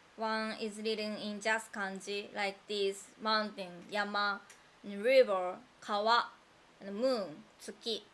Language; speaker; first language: English; non-native, fluent; Japanese